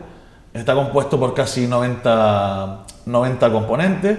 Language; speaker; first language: Spanish; native; Spanish